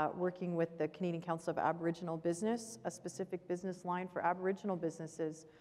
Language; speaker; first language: English; native; English